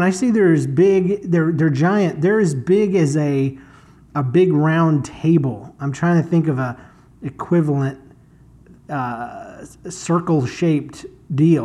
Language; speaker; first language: English; native; English